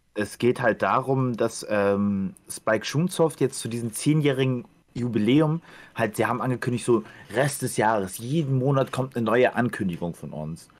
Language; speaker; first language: German; early bilingual, other home language; Ukrainian